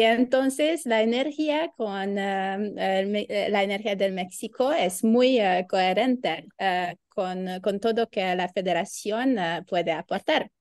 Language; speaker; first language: Spanish; non-native, learner; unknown